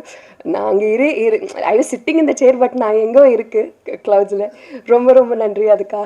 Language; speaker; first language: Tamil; non-native, learner; Telugu